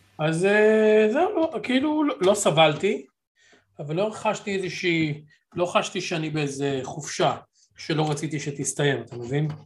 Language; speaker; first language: Hebrew; native; Hebrew